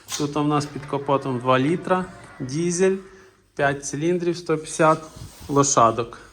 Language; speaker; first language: Ukrainian; native; Ukrainian